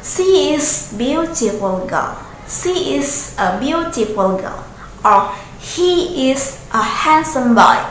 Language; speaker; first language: English; non-native, learner; Indonesian